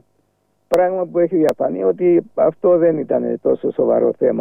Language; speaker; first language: Greek; native; Greek